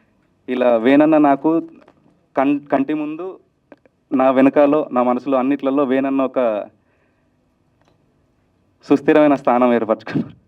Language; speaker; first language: Telugu; native; Telugu